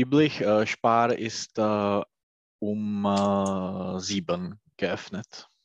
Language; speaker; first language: German; non-native, learner; Czech